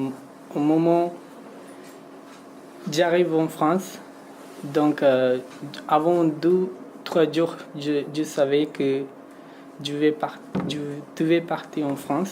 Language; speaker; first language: French; non-native, learner; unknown